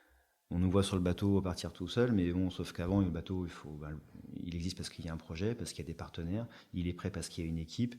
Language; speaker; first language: French; native; French